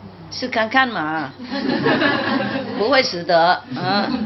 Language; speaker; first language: Chinese; non-native, fluent; Vietnamese